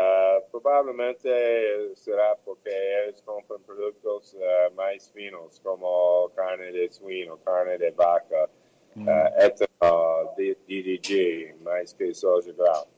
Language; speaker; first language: Portuguese; non-native, fluent; English